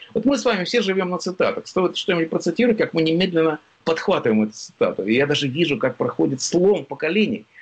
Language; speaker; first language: Russian; native; Russian